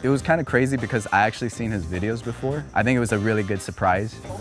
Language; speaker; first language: English; early bilingual, other home language; Korean